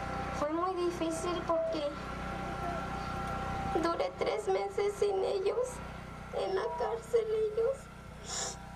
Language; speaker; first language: Spanish; early bilingual, other home language; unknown